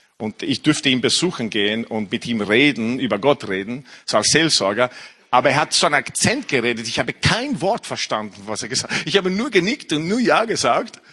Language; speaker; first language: German; non-native, fluent; Italian